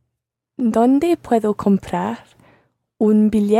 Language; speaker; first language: Spanish; non-native, learner; English